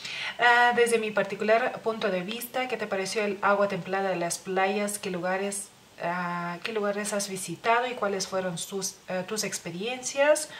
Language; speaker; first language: Spanish; non-native, fluent; Lithuanian